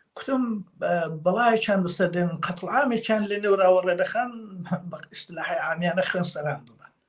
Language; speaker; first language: Central Kurdish; native; Central Kurdish